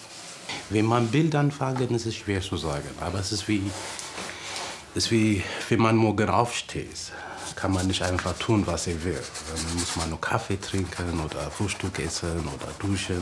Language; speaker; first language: German; non-native, fluent; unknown